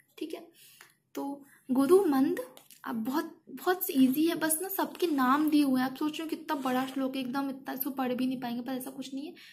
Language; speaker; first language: Hindi; native; Hindi